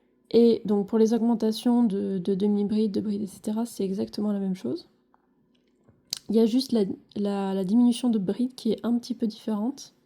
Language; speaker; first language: French; native; French